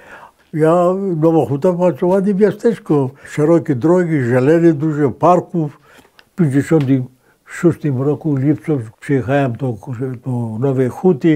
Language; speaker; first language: Polish; non-native, fluent; Greek